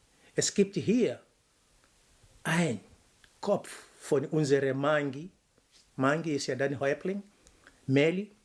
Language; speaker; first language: German; non-native, fluent; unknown